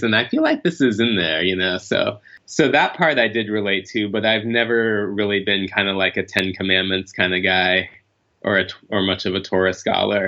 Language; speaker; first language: English; native; English